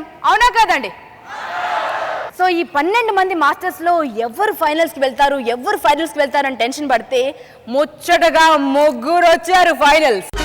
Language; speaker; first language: Telugu; native; Telugu